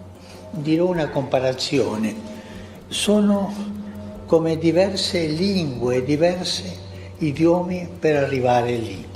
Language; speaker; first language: Italian; non-native, fluent; Spanish